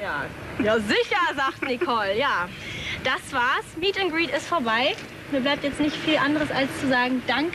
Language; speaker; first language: German; native; German